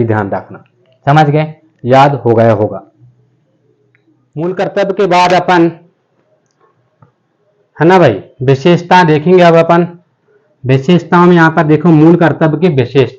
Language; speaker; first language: Hindi; native; Hindi